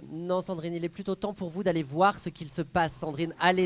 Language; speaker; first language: French; native; French